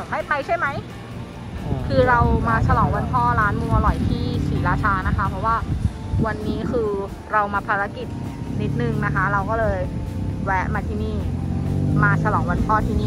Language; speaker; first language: Thai; native; Thai